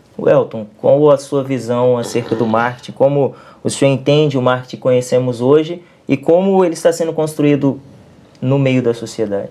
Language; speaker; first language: Portuguese; native; Portuguese